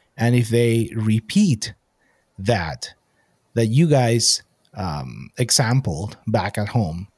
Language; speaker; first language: English; non-native, fluent; Spanish